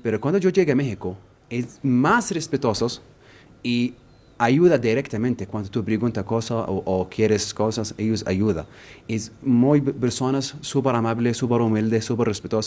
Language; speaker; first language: Spanish; non-native, learner; Arabic